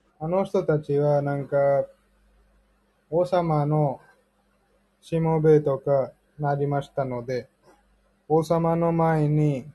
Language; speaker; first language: Japanese; non-native, learner; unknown